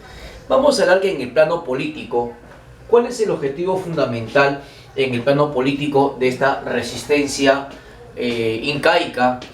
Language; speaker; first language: Spanish; native; Spanish